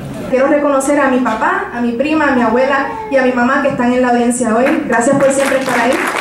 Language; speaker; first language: Spanish; early bilingual, heritage; Spanish